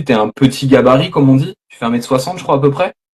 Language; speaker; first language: French; native; French